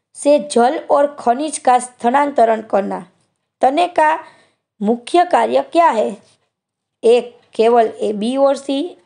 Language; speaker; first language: Hindi; non-native, local second language; Gujarati